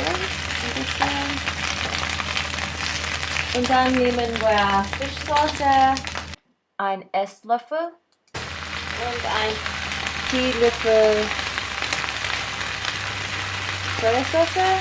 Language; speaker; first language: German; non-native, learner; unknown